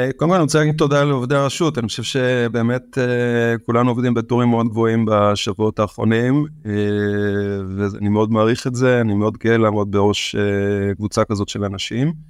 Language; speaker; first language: Hebrew; native; Hebrew